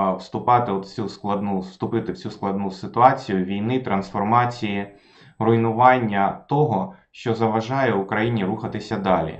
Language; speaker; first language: Ukrainian; non-native, local second language; Russian